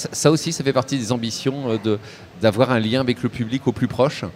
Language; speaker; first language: French; native; French